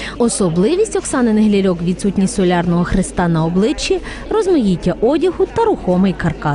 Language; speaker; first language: Ukrainian; native; Ukrainian